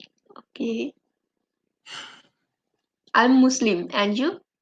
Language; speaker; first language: English; non-native, learner; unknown